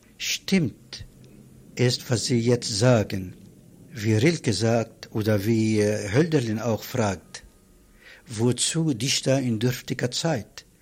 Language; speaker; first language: German; non-native, fluent; Arabic